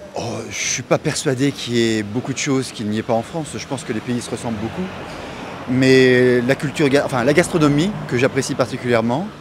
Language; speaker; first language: French; native; French